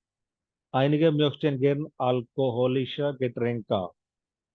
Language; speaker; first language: German; non-native, fluent; Hindi